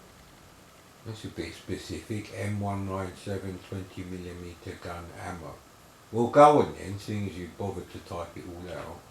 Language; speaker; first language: English; native; English